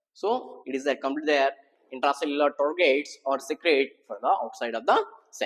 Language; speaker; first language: English; non-native, local second language; Telugu